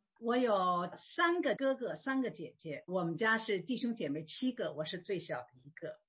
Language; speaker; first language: Chinese; native; Chinese